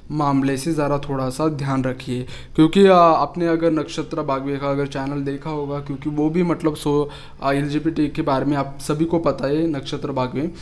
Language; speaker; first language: Hindi; native; Hindi